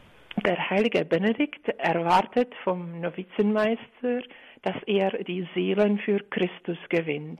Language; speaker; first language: German; non-native, fluent; Czech